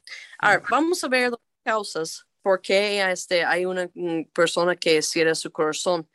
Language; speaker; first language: Spanish; non-native, fluent; English